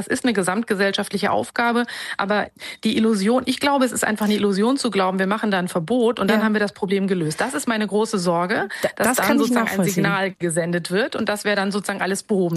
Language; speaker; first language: German; native; German